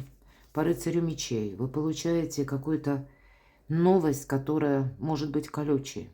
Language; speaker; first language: Russian; native; Russian